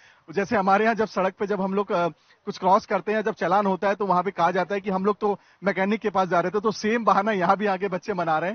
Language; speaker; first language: Hindi; native; Hindi